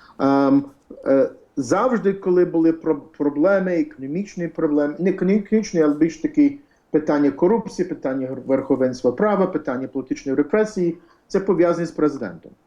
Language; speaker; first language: Ukrainian; early bilingual, heritage; English